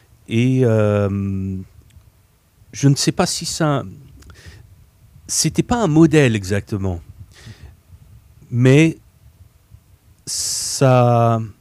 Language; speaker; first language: French; non-native, fluent; English